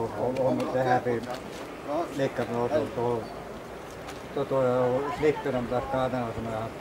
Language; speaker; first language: Swedish; native; Swedish